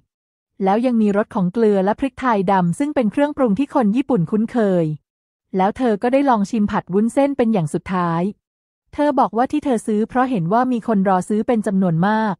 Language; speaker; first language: Thai; native; Thai